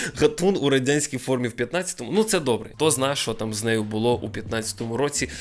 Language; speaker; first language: Ukrainian; native; Ukrainian